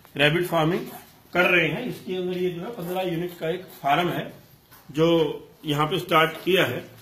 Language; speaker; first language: Hindi; non-native, local second language; Malayalam